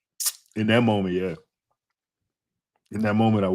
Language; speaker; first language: English; native; English